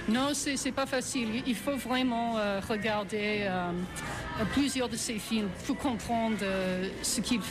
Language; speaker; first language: French; non-native, fluent; English